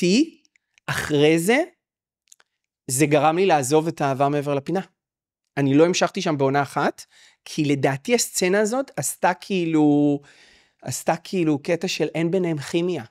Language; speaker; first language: Hebrew; native; Hebrew